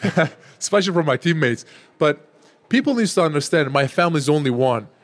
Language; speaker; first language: English; non-native, fluent; Turkish